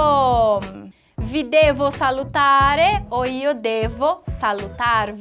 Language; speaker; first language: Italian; non-native, fluent; Portuguese